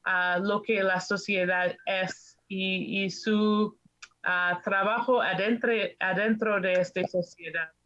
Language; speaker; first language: Spanish; non-native, learner; English